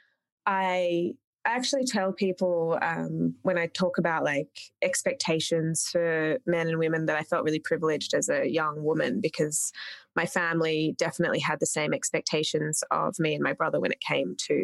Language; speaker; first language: English; native; English